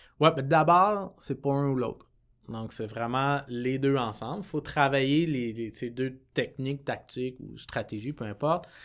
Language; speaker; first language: French; native; French